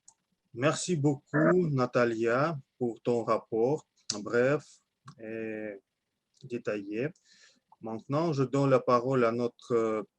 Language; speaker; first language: French; non-native, learner; Russian